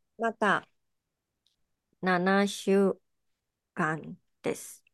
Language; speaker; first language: Japanese; non-native, learner; Chinese